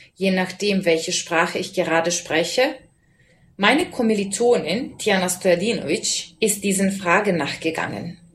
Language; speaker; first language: German; non-native, fluent; Serbian